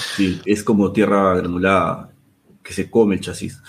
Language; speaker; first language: Spanish; native; Spanish